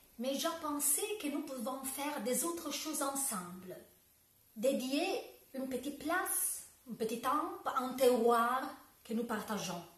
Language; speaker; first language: French; non-native, learner; Italian